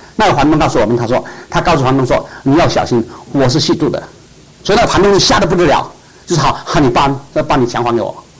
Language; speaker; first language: Chinese; non-native, local second language; Cantonese